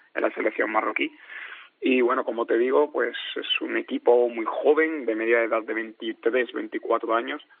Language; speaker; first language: Spanish; native; Spanish